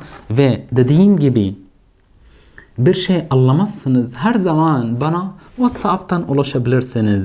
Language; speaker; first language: Turkish; non-native, fluent; Arabic